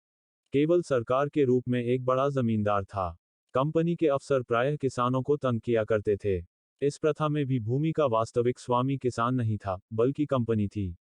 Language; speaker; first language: Hindi; native; Hindi